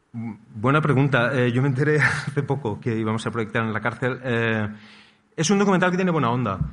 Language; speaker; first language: Spanish; native; Spanish